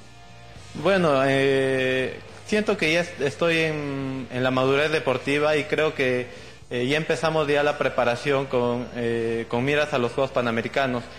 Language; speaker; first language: Spanish; native; Spanish